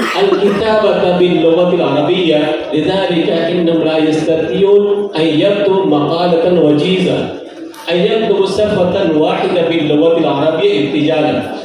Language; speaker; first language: Arabic; non-native, fluent; Urdu